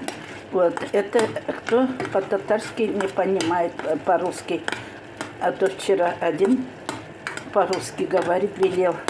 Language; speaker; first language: Russian; non-native, local second language; Tatar